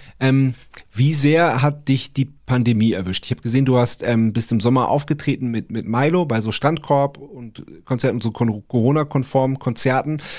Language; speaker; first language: German; native; German